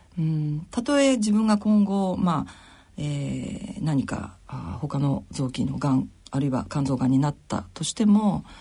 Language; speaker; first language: Japanese; native; Japanese